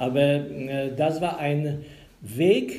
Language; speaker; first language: German; non-native, learner; Polish